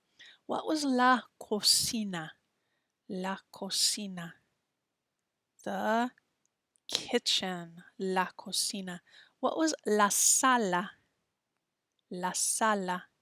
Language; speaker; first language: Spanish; non-native, fluent; English